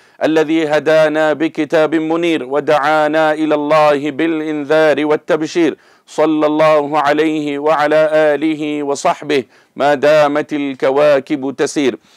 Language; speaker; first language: Arabic; non-native, fluent; English